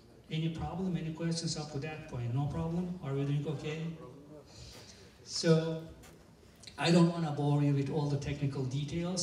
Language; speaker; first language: English; non-native, fluent; Turkish